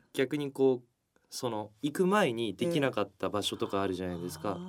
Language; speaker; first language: Japanese; native; Japanese